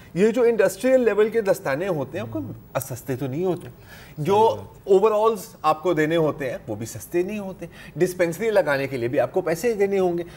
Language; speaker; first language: Urdu; native; Urdu